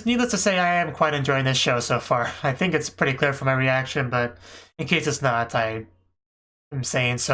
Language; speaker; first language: English; native; English